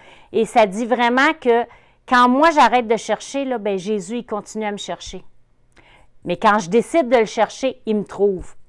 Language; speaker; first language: French; native; French